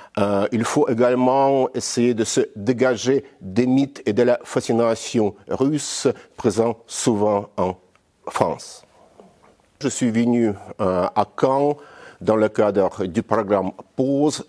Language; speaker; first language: French; non-native, fluent; Russian